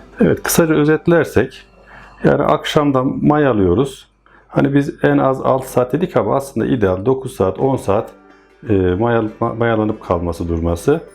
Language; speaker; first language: Turkish; native; Turkish